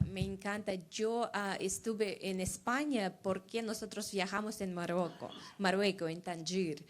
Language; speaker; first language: Spanish; non-native, learner; Russian